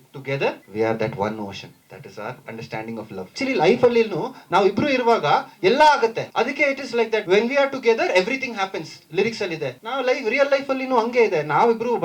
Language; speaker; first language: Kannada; non-native, local second language; Marathi